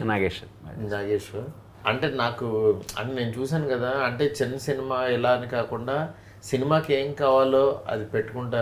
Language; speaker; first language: Telugu; native; Telugu